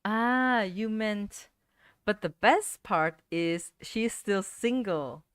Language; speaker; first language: English; non-native, fluent; Vietnamese